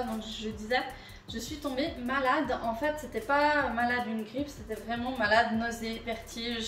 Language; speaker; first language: French; native; French